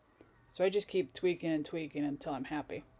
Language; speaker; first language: English; native; English